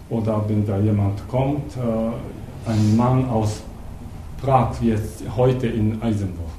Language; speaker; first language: German; non-native, learner; Japanese